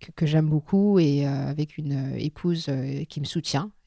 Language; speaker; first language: French; non-native, local second language; Min Nan Chinese